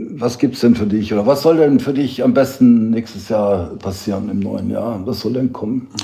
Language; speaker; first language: German; native; German